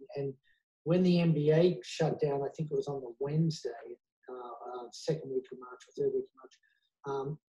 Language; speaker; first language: English; native; English